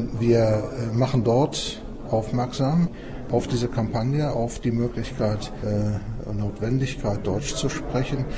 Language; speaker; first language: German; native; German